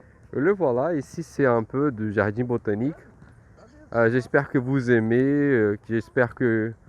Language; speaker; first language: French; non-native, fluent; Portuguese